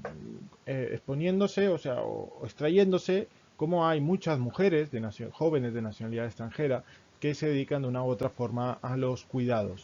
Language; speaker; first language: Spanish; native; Spanish